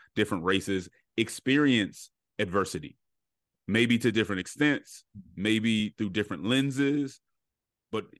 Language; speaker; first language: English; native; English